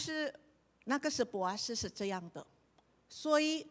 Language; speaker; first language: Chinese; non-native, learner; Indonesian